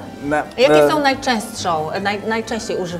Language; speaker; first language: Polish; native; Polish